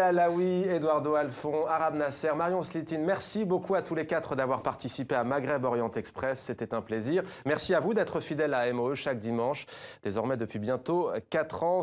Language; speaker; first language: French; native; French